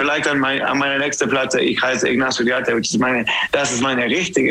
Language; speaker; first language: German; non-native, learner; English